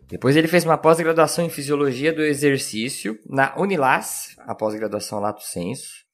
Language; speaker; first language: Portuguese; native; Portuguese